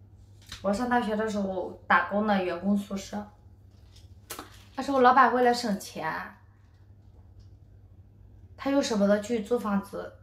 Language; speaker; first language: Chinese; native; Chinese